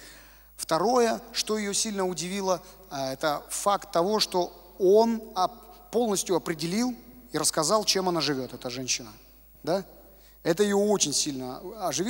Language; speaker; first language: Russian; native; Russian